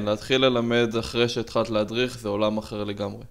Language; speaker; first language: Hebrew; native; Hebrew